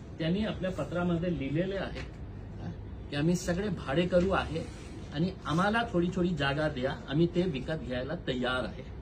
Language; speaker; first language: Marathi; non-native, local second language; Urdu